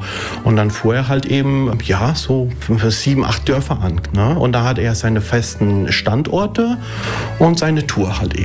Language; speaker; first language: German; early bilingual, other home language; Italian